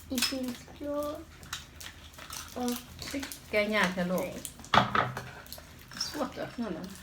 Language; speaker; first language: Swedish; non-native, learner; Thai